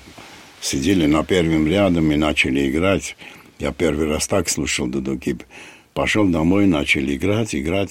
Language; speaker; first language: Russian; non-native, fluent; Armenian